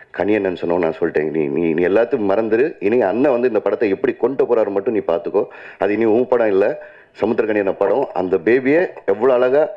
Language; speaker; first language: Tamil; native; Tamil